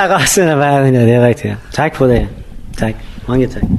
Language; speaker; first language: Danish; non-native, fluent; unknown